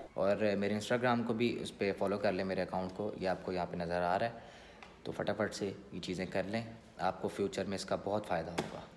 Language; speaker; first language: Urdu; native; Urdu